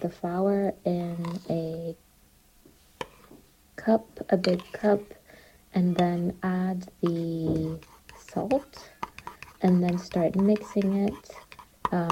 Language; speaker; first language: English; non-native, fluent; Turkish